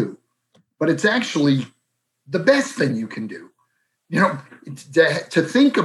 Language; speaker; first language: English; native; English